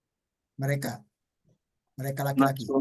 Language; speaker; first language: Indonesian; native; Indonesian